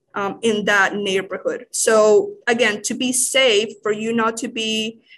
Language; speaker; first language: English; non-native, fluent; Spanish